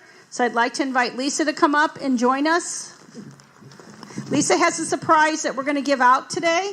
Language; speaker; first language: English; native; English